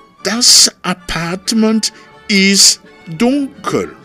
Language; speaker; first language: German; non-native, fluent; Rundi